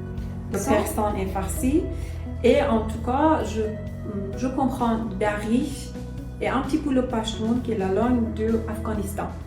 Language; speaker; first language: French; non-native, learner; Persian